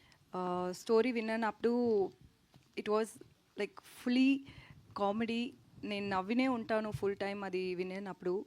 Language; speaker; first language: Telugu; non-native, learner; Tamil